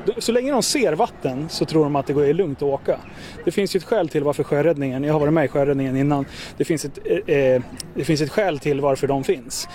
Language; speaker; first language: Swedish; native; Swedish